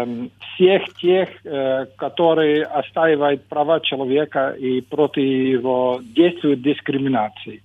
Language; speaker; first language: Ukrainian; non-native, learner; Dutch